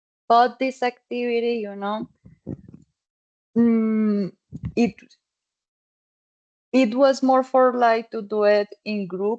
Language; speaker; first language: English; non-native, fluent; Spanish